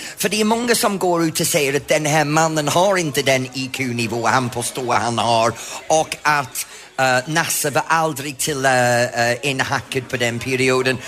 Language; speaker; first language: Swedish; non-native, fluent; English